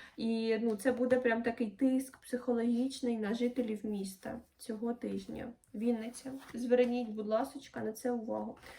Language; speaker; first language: Ukrainian; non-native, local second language; Russian